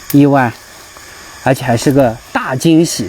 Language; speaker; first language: Chinese; native; Chinese